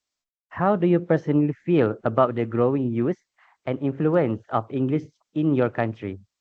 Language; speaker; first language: English; non-native, local second language; Malay